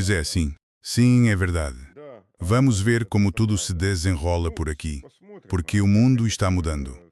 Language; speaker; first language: Portuguese; non-native, fluent; Serbian